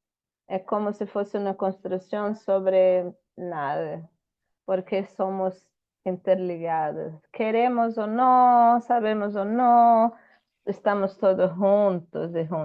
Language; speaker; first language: Spanish; non-native, fluent; Portuguese